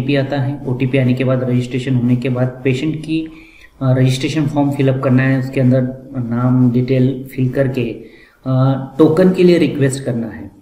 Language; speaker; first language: Hindi; non-native, local second language; Marathi